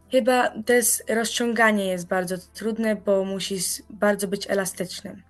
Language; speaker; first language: Polish; early bilingual, heritage; Polish